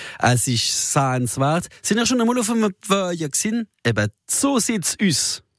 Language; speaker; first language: German; non-native, local second language; Swiss German